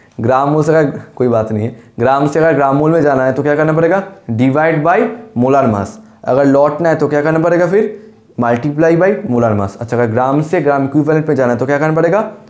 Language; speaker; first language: Hindi; non-native, local second language; Bangla